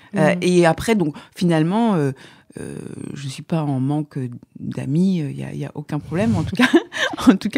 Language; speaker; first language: French; native; French